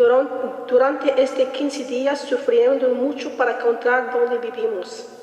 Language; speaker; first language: Spanish; non-native, learner; Arabic